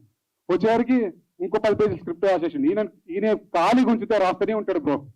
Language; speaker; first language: Telugu; native; Telugu